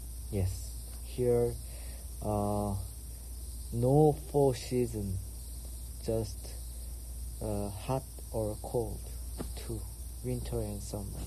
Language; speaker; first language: English; non-native, learner; Korean